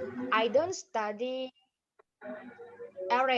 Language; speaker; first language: English; non-native, fluent; Indonesian